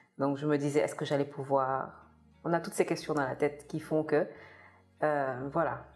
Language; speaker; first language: French; non-native, local second language; Kabuverdianu